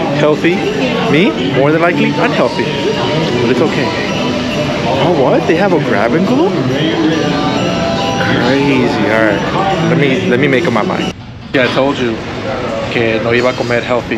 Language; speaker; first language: English; early bilingual, other home language; Spanish